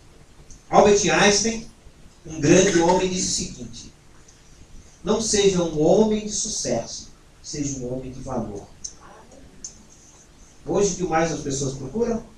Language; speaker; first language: Portuguese; native; Portuguese